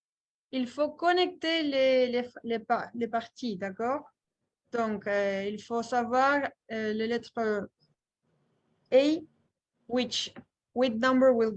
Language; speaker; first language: French; non-native, fluent; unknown